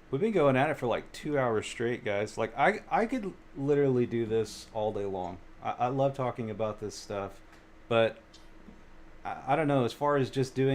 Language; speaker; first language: English; native; English